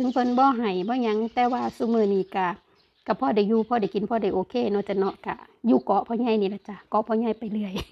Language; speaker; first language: Thai; native; Thai